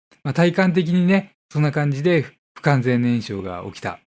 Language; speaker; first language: Japanese; native; Japanese